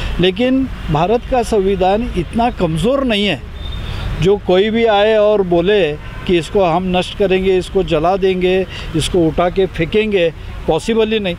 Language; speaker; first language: Hindi; non-native, local second language; Marathi